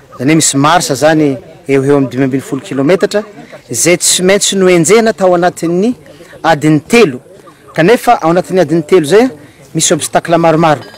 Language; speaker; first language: Malagasy; native; Malagasy